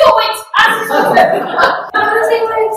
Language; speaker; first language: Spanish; early bilingual, other home language; Portuguese